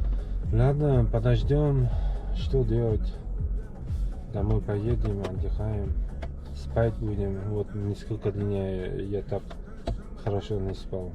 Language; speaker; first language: Russian; non-native, learner; Uzbek